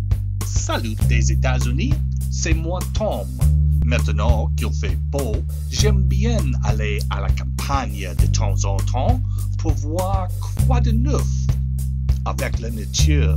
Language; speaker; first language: French; non-native, learner; English